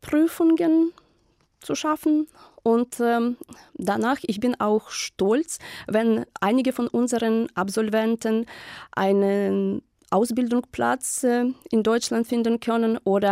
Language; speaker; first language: German; non-native, fluent; Ukrainian